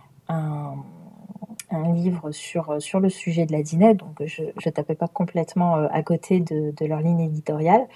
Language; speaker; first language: French; native; French